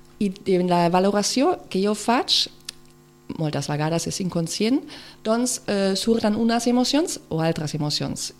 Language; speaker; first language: Catalan; non-native, local second language; Spanish